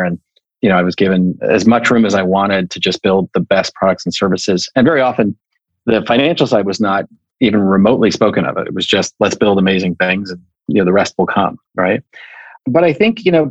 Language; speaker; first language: English; native; English